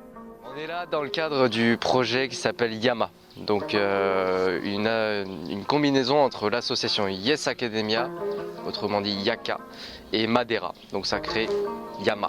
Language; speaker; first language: French; native; French